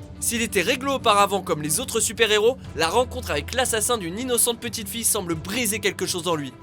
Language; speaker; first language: French; native; French